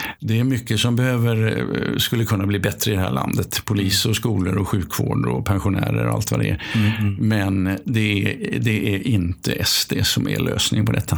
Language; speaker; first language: Swedish; native; Swedish